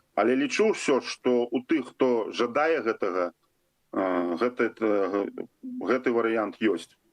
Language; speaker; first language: Belarusian; non-native, local second language; Russian